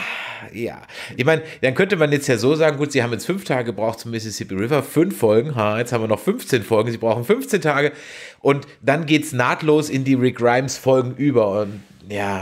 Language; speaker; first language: German; native; German